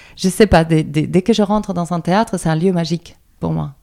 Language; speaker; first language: French; non-native, fluent; Spanish